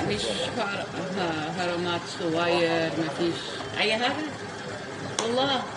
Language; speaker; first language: Arabic; non-native, learner; English